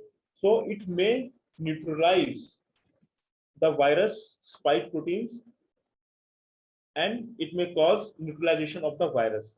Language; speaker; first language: English; non-native, local second language; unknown